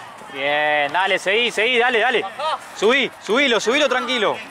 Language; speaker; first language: Spanish; native; Spanish